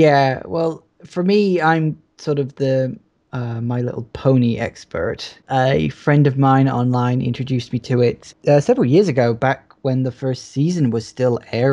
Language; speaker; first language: English; native; English